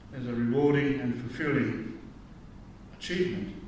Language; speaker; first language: English; native; English